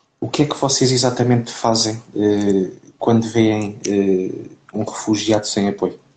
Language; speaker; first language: Portuguese; native; Portuguese